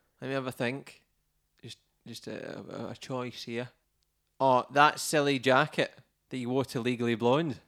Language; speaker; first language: English; native; English